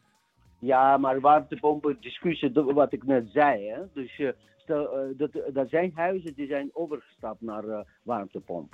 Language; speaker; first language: Dutch; non-native, fluent; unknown